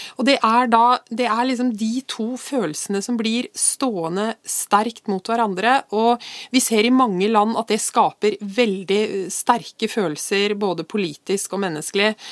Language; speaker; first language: Norwegian; native; Norwegian